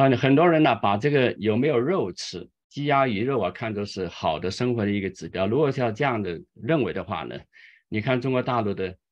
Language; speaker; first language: Chinese; native; Chinese